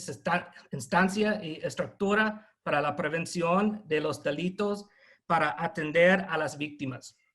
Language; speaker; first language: Spanish; non-native, fluent; English